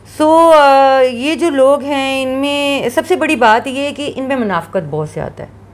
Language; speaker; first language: Urdu; non-native, local second language; Punjabi